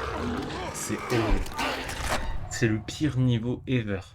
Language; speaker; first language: French; native; French